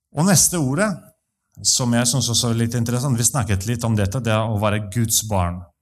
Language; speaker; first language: Norwegian; non-native, fluent; Russian